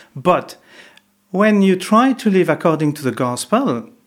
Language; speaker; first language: English; non-native, fluent; French